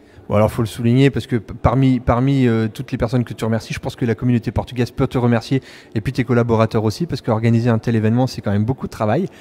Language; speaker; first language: French; native; French